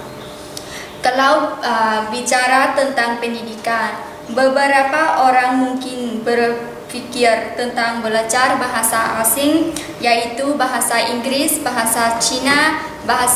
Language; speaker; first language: Indonesian; non-native, learner; Lao